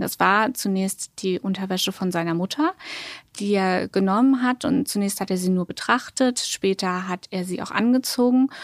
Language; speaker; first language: German; native; German